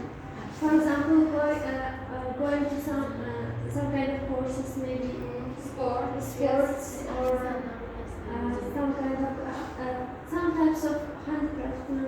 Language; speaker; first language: English; non-native, fluent; Uzbek